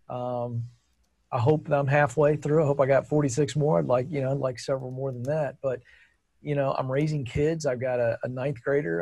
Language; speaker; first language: English; native; English